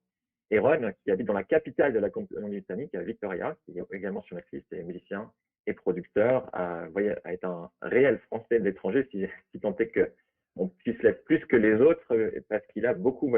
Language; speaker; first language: French; native; French